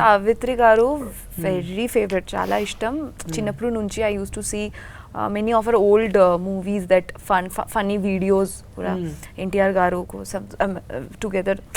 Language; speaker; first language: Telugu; non-native, learner; Bangla